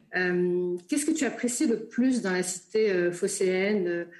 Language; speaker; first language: French; native; French